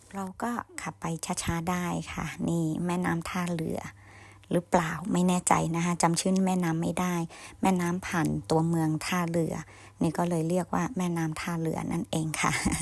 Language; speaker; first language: Thai; non-native, local second language; Khün